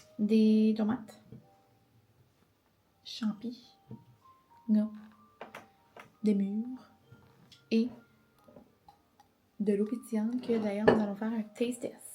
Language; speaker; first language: French; native; French